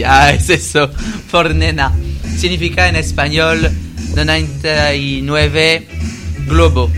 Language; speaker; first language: Spanish; non-native, learner; French